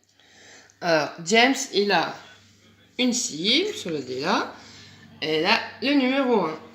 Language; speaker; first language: French; native; French